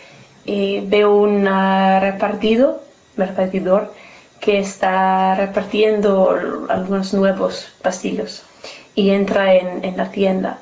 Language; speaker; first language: Spanish; non-native, learner; English